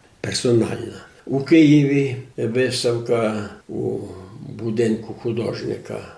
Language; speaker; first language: Ukrainian; native; Ukrainian